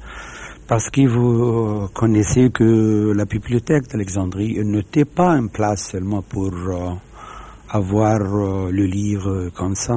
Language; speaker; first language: French; non-native, learner; Arabic